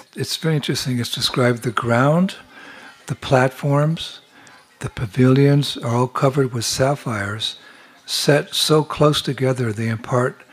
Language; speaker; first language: English; native; English